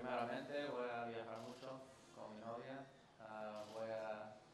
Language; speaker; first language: Spanish; non-native, fluent; English